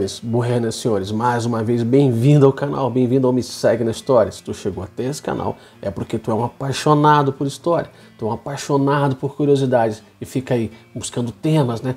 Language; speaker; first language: Portuguese; native; Portuguese